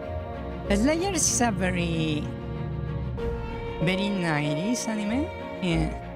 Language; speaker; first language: English; non-native, fluent; Spanish